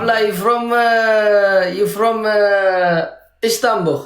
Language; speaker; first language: English; non-native, learner; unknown